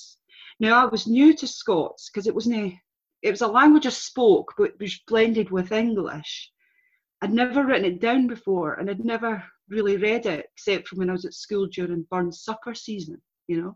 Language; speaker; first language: English; native; English